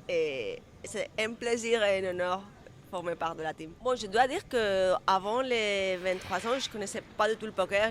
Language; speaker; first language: French; non-native, fluent; Spanish